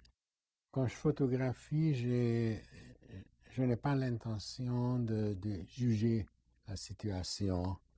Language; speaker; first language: French; non-native, fluent; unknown